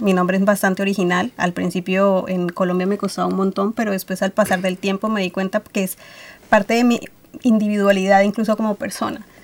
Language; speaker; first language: Spanish; early bilingual, other home language; Russian